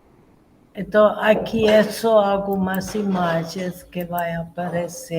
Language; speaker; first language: Portuguese; non-native, fluent; Swedish